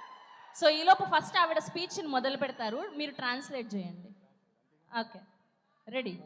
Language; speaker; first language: Telugu; native; Telugu